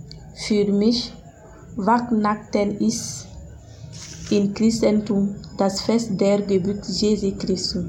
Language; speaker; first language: German; non-native, learner; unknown